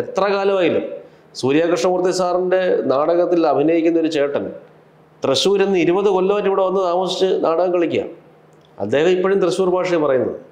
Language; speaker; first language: Malayalam; native; Malayalam